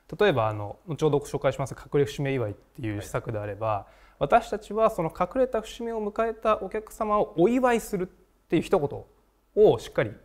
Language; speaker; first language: Japanese; native; Japanese